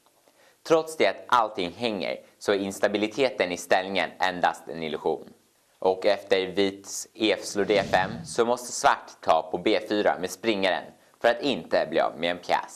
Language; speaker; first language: Swedish; native; Swedish